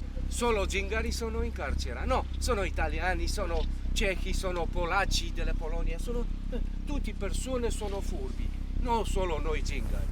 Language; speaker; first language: Italian; non-native, learner; Romanian